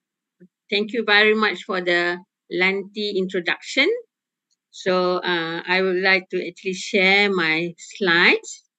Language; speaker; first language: English; non-native, local second language; Malay